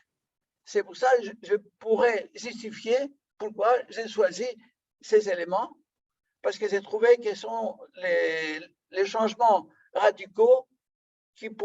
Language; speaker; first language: French; non-native, fluent; Greek